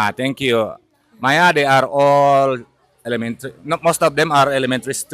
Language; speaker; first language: English; non-native, fluent; Indonesian